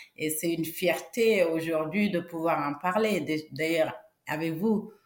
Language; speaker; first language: French; non-native, local second language; Wolof